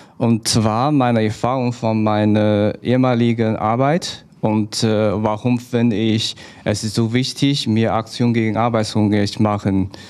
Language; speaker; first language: German; non-native, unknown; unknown